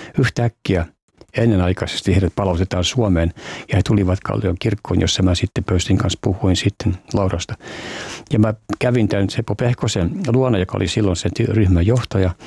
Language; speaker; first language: Finnish; native; Finnish